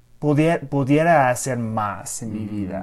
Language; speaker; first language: Spanish; non-native, learner; English